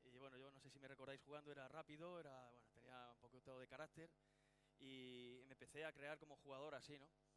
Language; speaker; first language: Spanish; native; Spanish